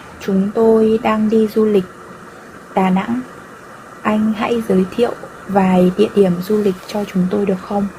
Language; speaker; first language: Vietnamese; non-native, learner; Korean